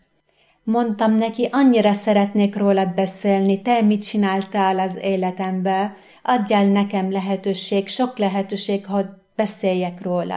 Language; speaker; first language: Hungarian; non-native, fluent; Arabic